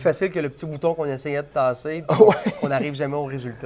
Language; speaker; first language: French; native; French